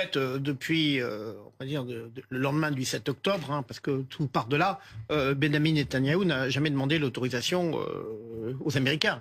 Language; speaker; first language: French; native; French